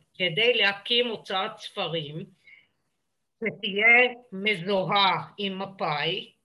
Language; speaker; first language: Hebrew; native; Hebrew